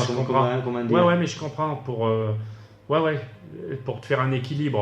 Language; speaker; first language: French; native; French